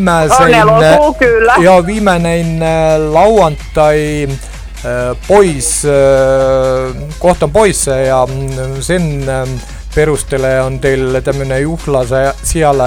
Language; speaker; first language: Finnish; non-native, learner; Estonian